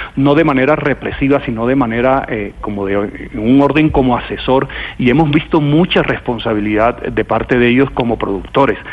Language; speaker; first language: Spanish; native; Spanish